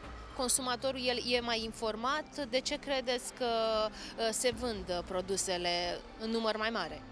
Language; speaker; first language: Romanian; native; Romanian